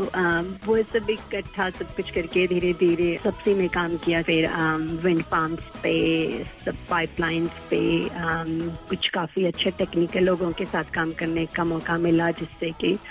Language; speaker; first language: Hindi; native; Hindi